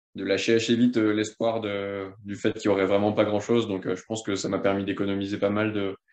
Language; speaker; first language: French; native; French